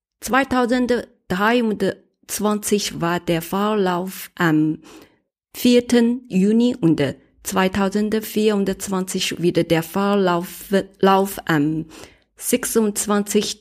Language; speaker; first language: German; non-native, learner; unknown